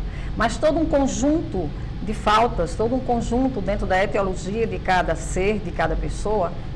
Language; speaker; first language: Portuguese; native; Portuguese